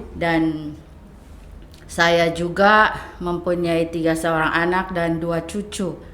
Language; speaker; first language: Indonesian; non-native, fluent; Filipino